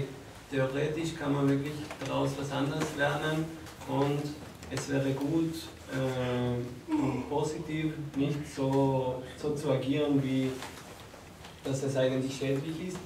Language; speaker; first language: German; non-native, fluent; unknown